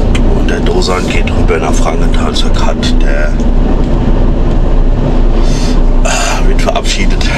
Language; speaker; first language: German; native; German